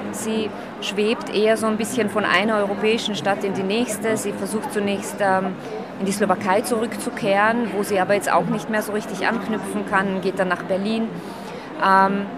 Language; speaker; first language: German; early bilingual, other home language; Slovak